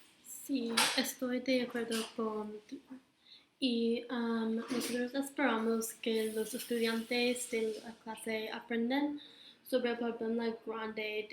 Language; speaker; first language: Spanish; non-native, learner; English